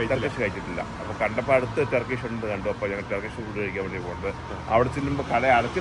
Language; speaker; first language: Malayalam; native; Malayalam